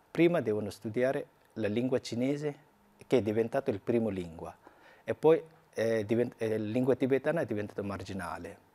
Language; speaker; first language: Italian; non-native, fluent; Tibetan